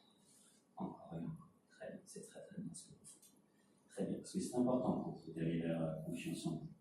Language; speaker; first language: French; native; French